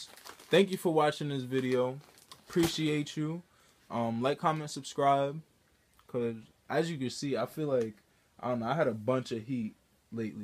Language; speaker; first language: English; native; English